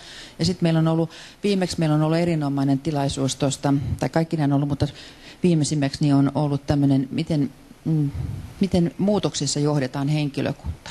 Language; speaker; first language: Finnish; native; Finnish